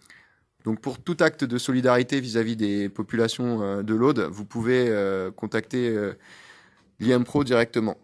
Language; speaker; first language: French; native; French